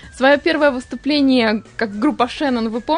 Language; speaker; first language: Russian; native; Russian